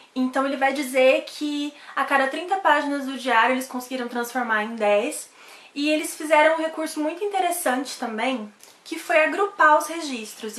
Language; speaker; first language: Portuguese; native; Portuguese